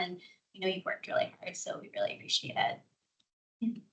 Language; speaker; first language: English; native; English